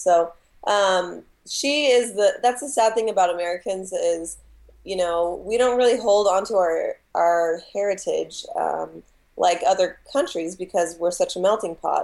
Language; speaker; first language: English; native; English